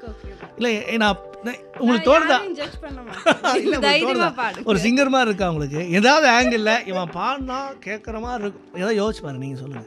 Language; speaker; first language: Tamil; native; Tamil